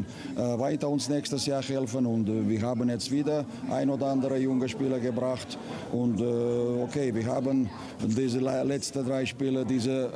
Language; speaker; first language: German; non-native, learner; Russian